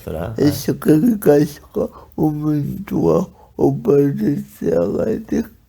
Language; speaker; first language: Basque; non-native, learner; Spanish